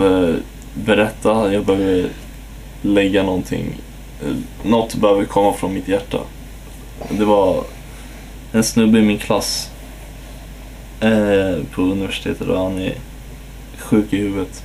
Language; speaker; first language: Swedish; native; Swedish